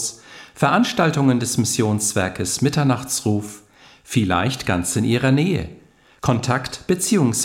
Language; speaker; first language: German; native; German